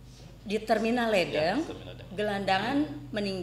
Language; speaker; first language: Indonesian; native; Indonesian